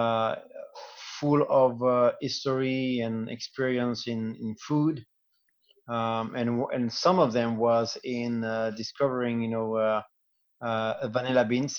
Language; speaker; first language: English; non-native, fluent; French